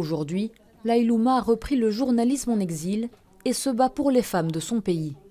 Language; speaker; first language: French; native; French